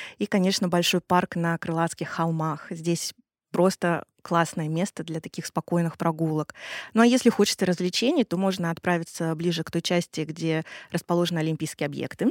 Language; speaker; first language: Russian; native; Russian